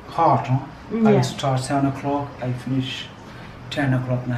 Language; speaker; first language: English; non-native, learner; Persian